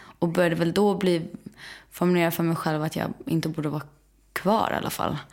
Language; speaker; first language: Swedish; native; Swedish